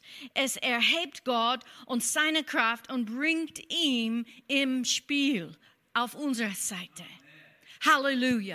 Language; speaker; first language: German; non-native, fluent; English